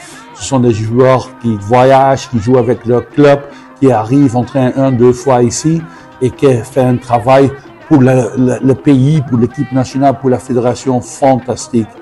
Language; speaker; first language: French; non-native, fluent; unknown